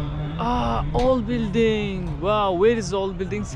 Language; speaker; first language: English; non-native, learner; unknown